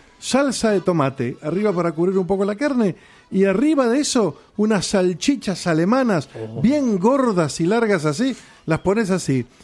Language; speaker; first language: Spanish; native; Spanish